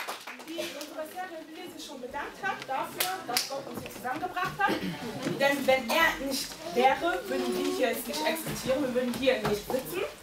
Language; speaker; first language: German; early bilingual, heritage; German